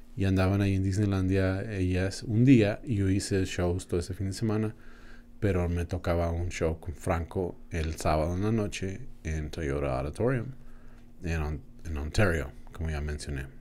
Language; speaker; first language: Spanish; early bilingual, other home language; English